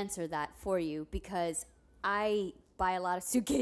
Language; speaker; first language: English; early bilingual, other home language; Spanish